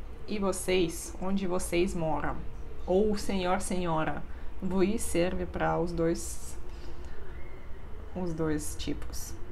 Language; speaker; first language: Portuguese; non-native, fluent; Russian